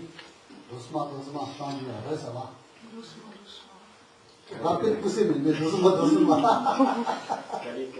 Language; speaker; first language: French; non-native, learner; Tibetan